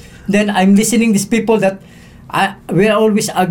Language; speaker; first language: English; non-native, local second language; Cebuano